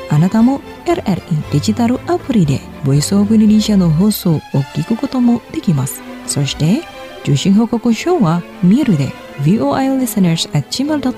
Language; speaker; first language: Japanese; non-native, fluent; Indonesian